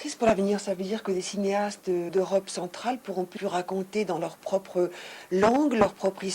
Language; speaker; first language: French; native; French